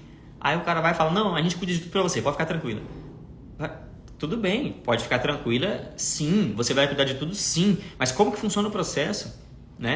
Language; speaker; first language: Portuguese; native; Portuguese